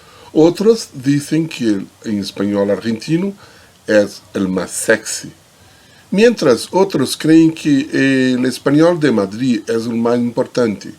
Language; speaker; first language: Spanish; non-native, fluent; Portuguese